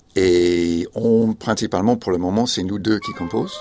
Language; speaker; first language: French; non-native, fluent; English